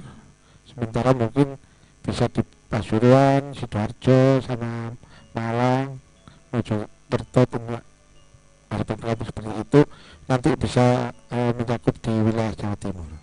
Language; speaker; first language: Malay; non-native, local second language; Javanese